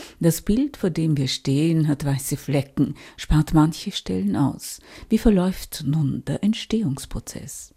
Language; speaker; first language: German; native; German